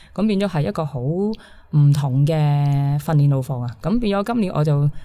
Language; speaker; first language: Cantonese; native; Cantonese